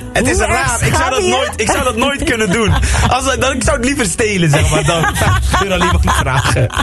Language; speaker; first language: Dutch; native; Dutch